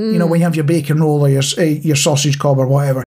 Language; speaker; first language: English; native; English